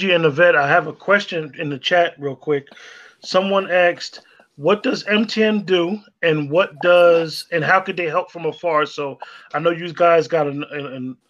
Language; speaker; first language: English; native; English